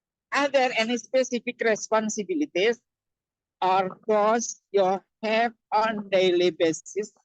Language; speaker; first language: English; non-native, learner; Indonesian